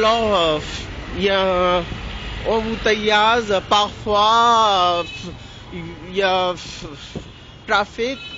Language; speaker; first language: French; non-native, learner; Hindi